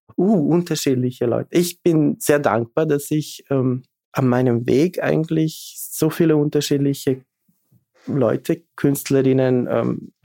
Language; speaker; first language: German; non-native, fluent; Serbian